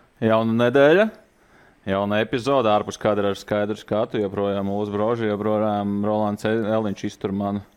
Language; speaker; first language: Latvian; native; Latvian